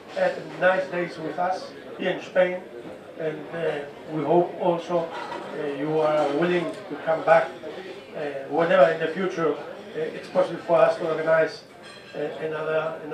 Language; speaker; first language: English; non-native, fluent; Spanish